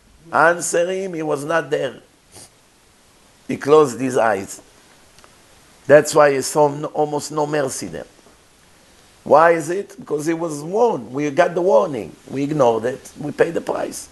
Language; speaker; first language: English; non-native, fluent; Hebrew